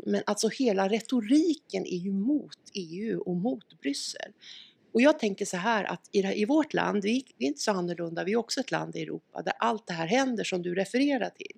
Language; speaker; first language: Swedish; native; Swedish